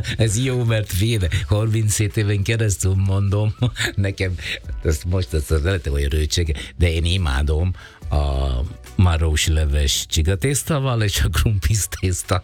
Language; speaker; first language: Hungarian; non-native, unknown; Italian